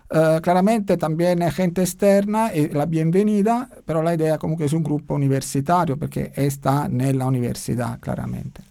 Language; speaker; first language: Spanish; non-native, learner; Italian